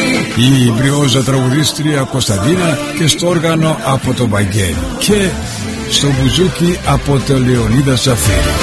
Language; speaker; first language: Greek; early bilingual, heritage; Greek